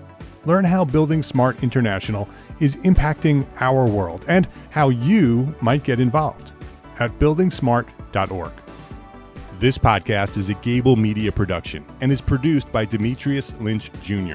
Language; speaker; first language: English; native; English